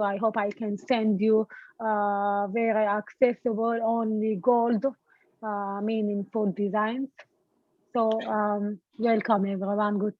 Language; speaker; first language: English; non-native, fluent; Turkish